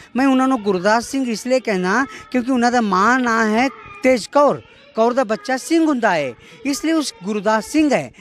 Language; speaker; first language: Punjabi; non-native, fluent; Kannada